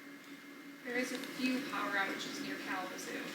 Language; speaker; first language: English; native; English